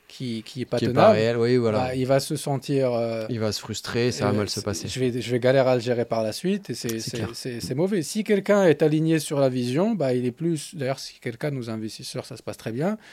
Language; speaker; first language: French; non-native, local second language; Tachelhit